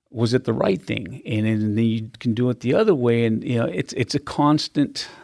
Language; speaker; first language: English; native; English